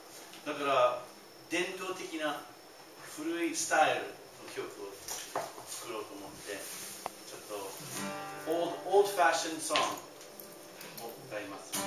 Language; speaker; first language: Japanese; non-native, fluent; English